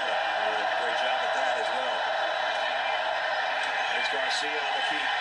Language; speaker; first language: English; native; English